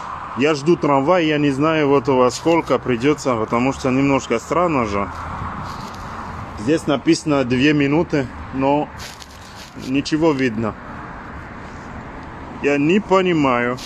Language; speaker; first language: Russian; non-native, learner; French